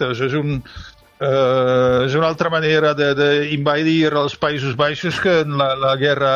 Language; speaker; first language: Catalan; non-native, fluent; Dutch